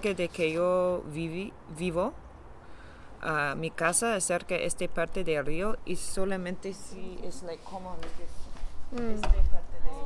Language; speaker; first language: Spanish; non-native, learner; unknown